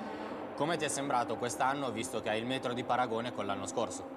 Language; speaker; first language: Italian; native; Italian